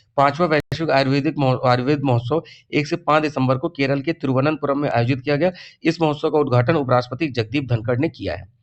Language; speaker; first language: Hindi; native; Hindi